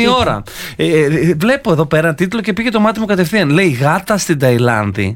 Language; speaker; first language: Greek; native; Greek